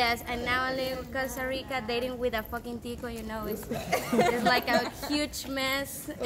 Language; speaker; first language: English; non-native, fluent; Spanish